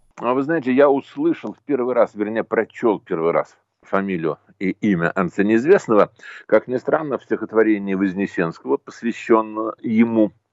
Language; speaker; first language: Russian; native; Russian